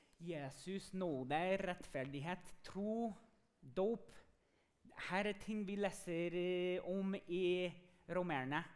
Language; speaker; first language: Norwegian; non-native, fluent; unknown